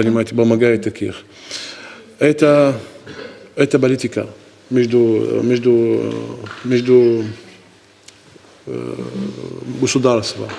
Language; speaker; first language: Russian; non-native, learner; Arabic